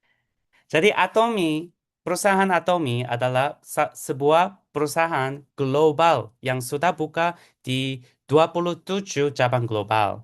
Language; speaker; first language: Indonesian; non-native, fluent; Korean